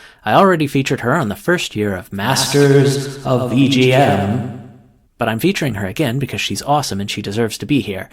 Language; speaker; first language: English; native; English